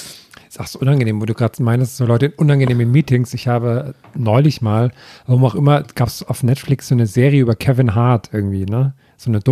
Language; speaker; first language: German; native; German